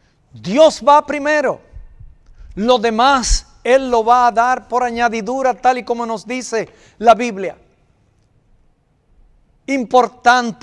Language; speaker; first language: Spanish; native; Spanish